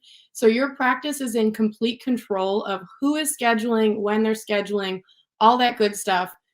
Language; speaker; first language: English; native; English